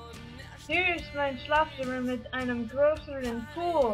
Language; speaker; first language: German; non-native, learner; English